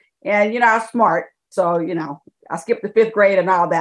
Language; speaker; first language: English; native; English